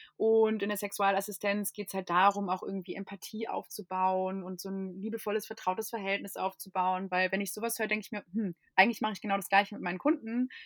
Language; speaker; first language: German; non-native, fluent; English